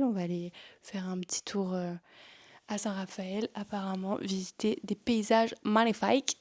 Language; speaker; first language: French; native; French